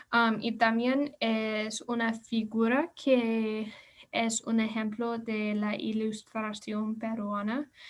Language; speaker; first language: Spanish; non-native, learner; English